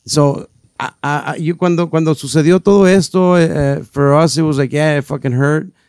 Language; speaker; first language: English; early bilingual, other home language; Spanish